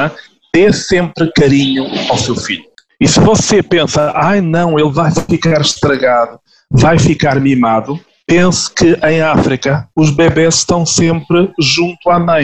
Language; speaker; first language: Portuguese; non-native, fluent; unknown